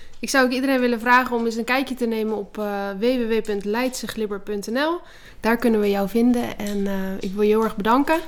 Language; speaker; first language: Dutch; native; Dutch